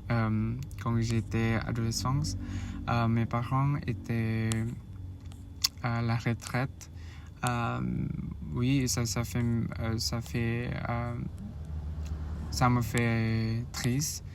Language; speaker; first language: French; non-native, learner; Indonesian